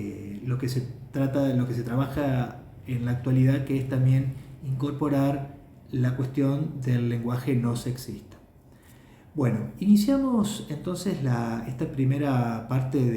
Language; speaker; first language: Spanish; native; Spanish